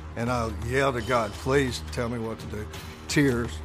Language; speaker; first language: English; native; English